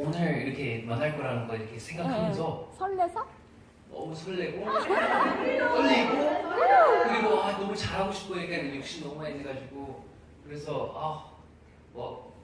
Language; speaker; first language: Korean; non-native, fluent; English